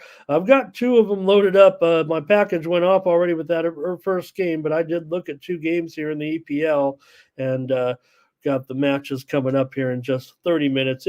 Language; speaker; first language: English; native; English